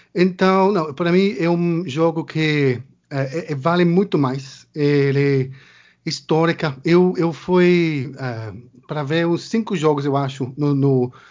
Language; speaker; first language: Portuguese; non-native, learner; English